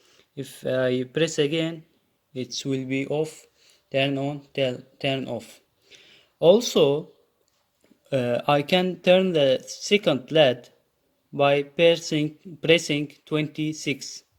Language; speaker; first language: English; non-native, learner; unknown